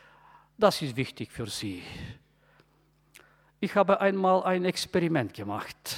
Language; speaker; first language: German; non-native, fluent; Bulgarian